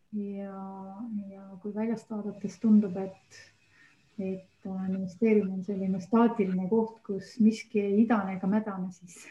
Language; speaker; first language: Estonian; native; Estonian